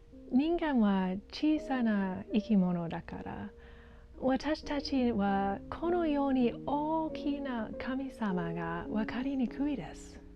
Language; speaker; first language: Japanese; non-native, learner; English